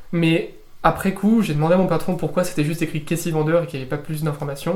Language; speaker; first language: French; native; French